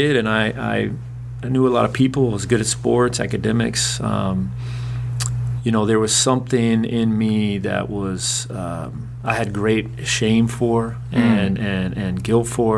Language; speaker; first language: English; native; English